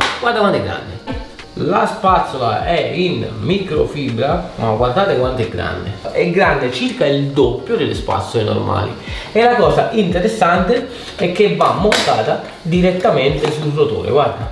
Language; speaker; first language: Italian; native; Italian